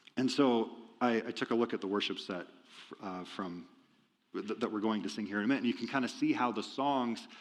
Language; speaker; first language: English; native; English